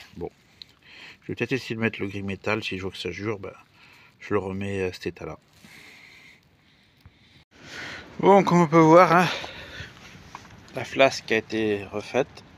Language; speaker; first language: French; native; French